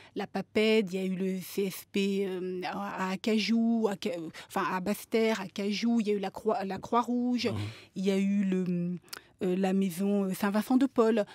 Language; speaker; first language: French; native; French